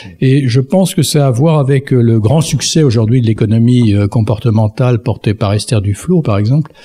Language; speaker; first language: French; native; French